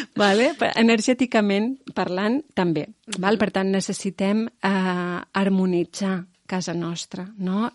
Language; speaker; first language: Catalan; non-native, local second language; Spanish